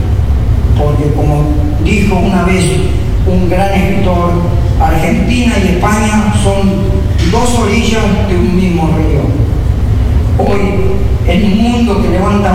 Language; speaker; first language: Spanish; native; Spanish